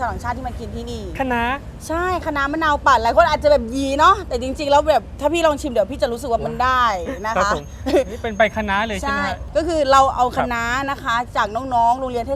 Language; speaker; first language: Thai; native; Thai